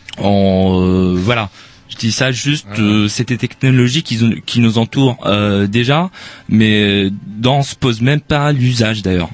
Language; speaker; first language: French; non-native, local second language; Arabic